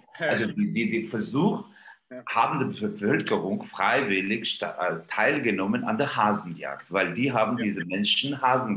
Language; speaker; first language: German; non-native, fluent; Georgian